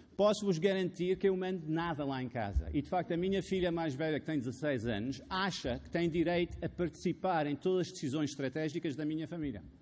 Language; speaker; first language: Portuguese; non-native, fluent; Arabic